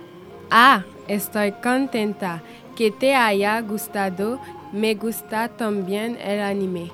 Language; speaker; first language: Spanish; non-native, learner; French